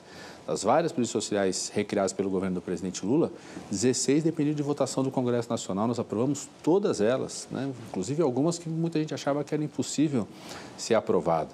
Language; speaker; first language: Portuguese; native; Portuguese